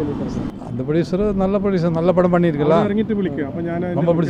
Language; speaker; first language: Tamil; non-native, learner; Malayalam